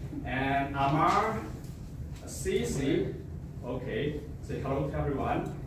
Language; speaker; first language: English; non-native, fluent; Chinese